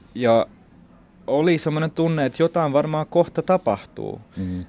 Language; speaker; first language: Finnish; non-native, fluent; Arabic